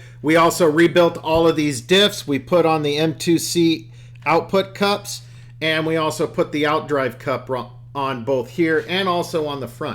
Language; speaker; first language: English; native; English